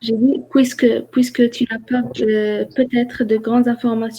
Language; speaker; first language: French; non-native, learner; Arabic